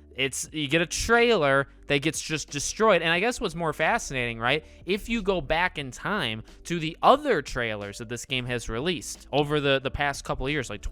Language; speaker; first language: English; native; English